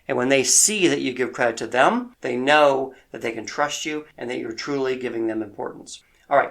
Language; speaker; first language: English; native; English